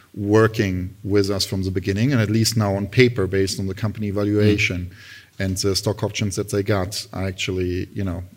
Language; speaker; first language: English; non-native, fluent; German